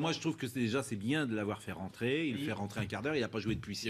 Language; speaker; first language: French; native; French